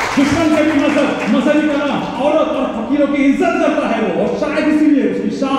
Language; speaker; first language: Hindi; non-native, local second language; Marathi